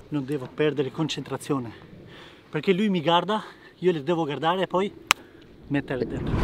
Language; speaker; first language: Italian; non-native, fluent; Albanian